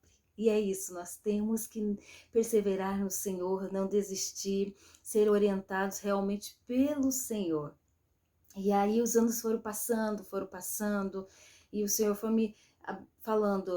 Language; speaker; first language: Portuguese; native; Portuguese